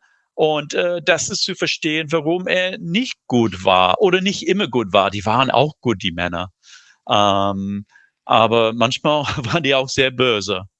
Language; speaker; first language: German; non-native, fluent; English